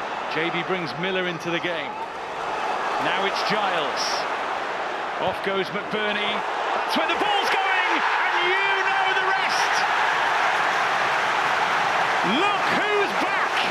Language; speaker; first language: English; native; English